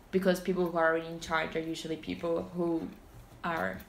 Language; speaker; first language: English; non-native, fluent; Italian